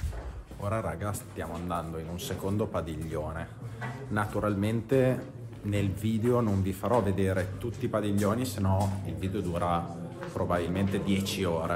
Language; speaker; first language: Italian; native; Italian